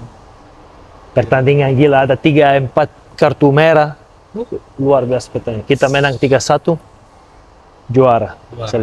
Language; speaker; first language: Indonesian; non-native, fluent; Serbian